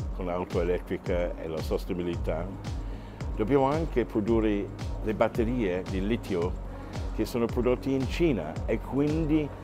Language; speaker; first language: Italian; non-native, fluent; English